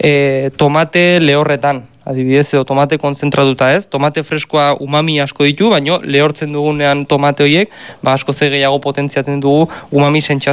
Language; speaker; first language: Basque; native; Basque